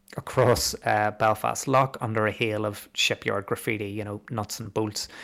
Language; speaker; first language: English; native; English